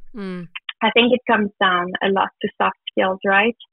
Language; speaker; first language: English; non-native, fluent; German